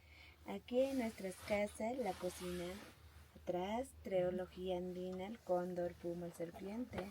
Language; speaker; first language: Spanish; non-native, local second language; Aymara